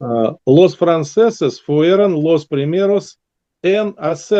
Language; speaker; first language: Spanish; non-native, learner; Russian